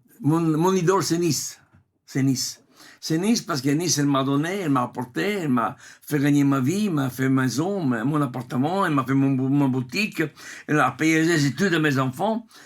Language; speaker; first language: French; non-native, fluent; Italian